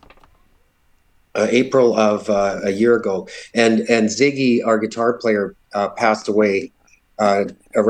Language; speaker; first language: English; native; English